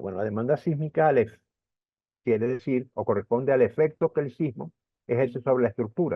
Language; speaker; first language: Spanish; native; Spanish